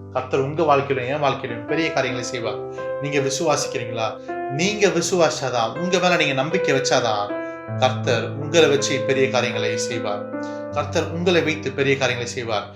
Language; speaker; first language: Tamil; early bilingual, heritage; Tamil